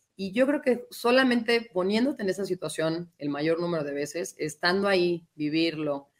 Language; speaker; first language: Spanish; native; Spanish